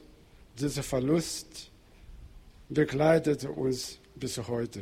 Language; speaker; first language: German; non-native, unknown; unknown